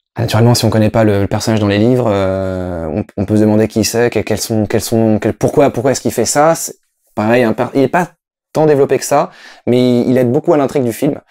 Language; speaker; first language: French; native; French